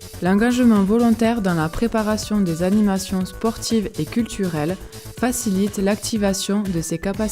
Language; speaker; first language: French; native; French